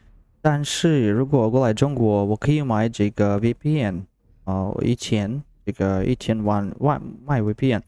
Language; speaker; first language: Chinese; non-native, learner; Russian